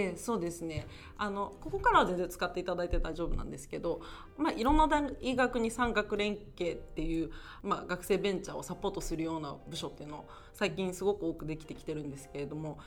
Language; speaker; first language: Japanese; native; Japanese